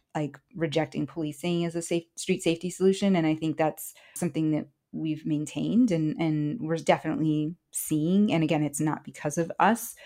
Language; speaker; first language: English; early bilingual, other home language; Spanish